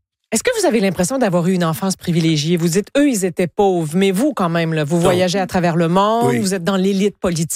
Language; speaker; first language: French; native; French